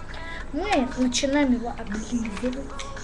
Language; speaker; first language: Russian; non-native, learner; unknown